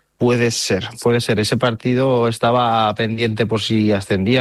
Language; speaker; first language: Spanish; native; Spanish